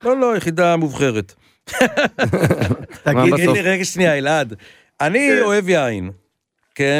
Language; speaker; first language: Hebrew; native; Hebrew